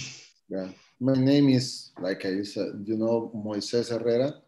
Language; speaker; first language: English; non-native, learner; Spanish